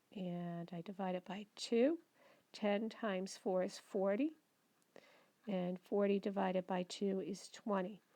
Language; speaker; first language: English; native; English